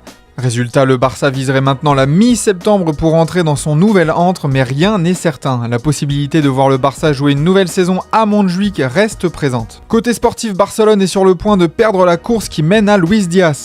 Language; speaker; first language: French; native; French